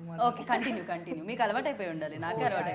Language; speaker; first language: Telugu; native; Telugu